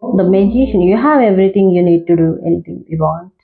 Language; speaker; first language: English; non-native, local second language; Telugu